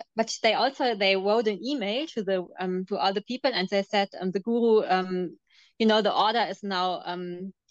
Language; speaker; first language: English; non-native, fluent; German